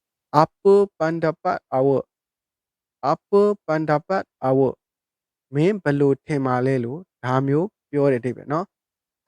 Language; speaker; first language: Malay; non-native, fluent; Burmese